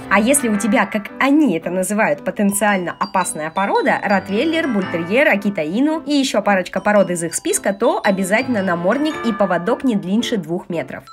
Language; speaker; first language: Russian; native; Russian